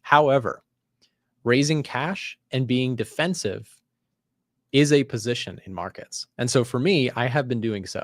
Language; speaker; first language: English; native; English